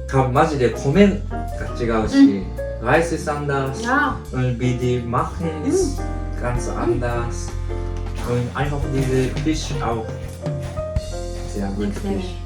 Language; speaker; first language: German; non-native, learner; Japanese